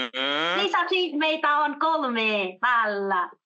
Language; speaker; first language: Finnish; non-native, learner; Vietnamese